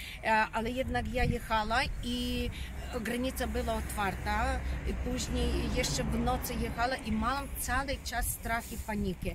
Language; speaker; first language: Polish; non-native, learner; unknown